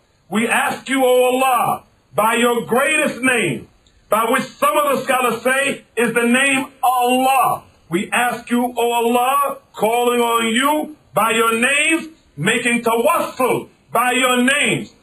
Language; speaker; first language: English; native; English